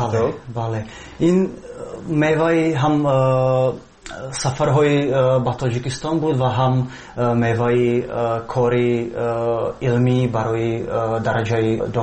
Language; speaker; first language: Persian; non-native, fluent; Czech